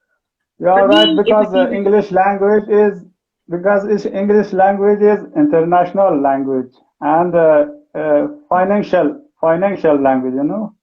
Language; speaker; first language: English; non-native, learner; Persian